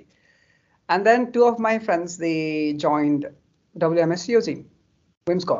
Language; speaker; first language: English; non-native, local second language; Nepali